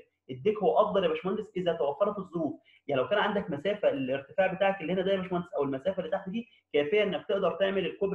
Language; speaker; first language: Arabic; native; Arabic